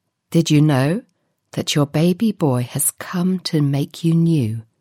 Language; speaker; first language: English; native; English